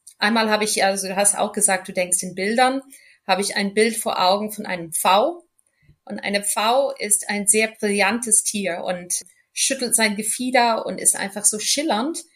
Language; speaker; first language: German; non-native, fluent; English